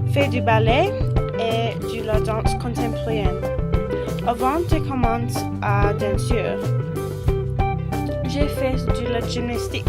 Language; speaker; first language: French; non-native, learner; English